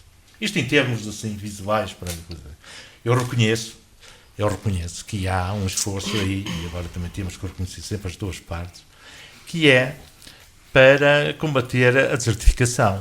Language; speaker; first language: Portuguese; native; Portuguese